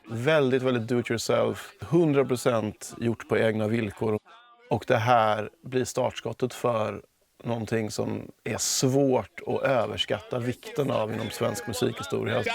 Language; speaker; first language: Swedish; native; Swedish